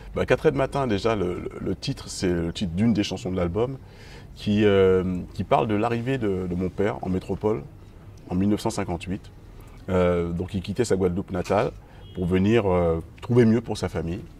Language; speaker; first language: French; native; French